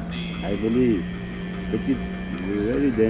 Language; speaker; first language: English; non-native, learner; Armenian